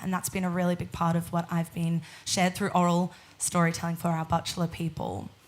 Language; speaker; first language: English; native; English